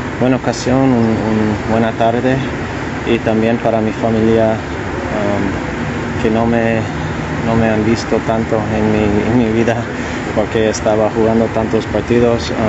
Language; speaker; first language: Spanish; non-native, learner; English